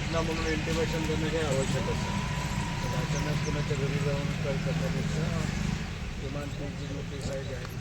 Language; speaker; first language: Marathi; native; Marathi